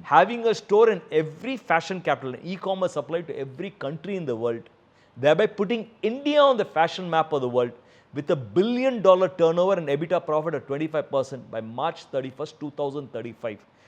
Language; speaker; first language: English; non-native, local second language; Tamil